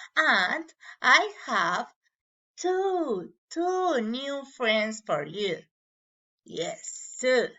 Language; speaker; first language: English; non-native, learner; Spanish